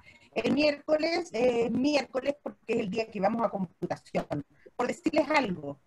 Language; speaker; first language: Spanish; native; Spanish